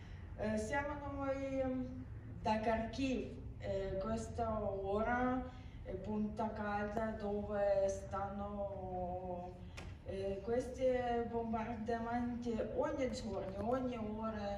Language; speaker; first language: Italian; non-native, learner; Ukrainian